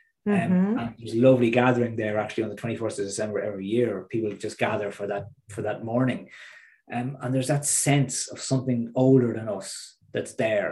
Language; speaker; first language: English; native; English